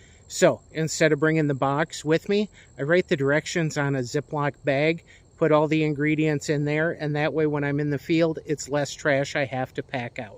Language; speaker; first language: English; native; English